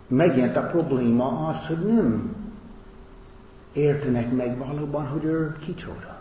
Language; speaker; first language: Hungarian; non-native, learner; English